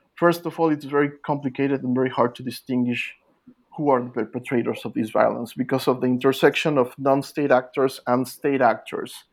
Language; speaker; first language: English; non-native, fluent; Spanish